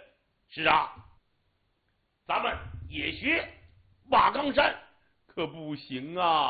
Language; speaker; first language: Chinese; native; Chinese